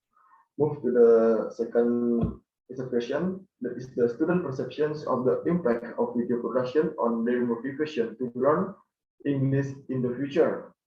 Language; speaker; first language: English; non-native, learner; Indonesian